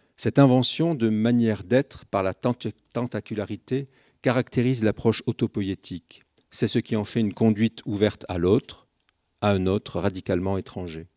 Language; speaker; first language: French; native; French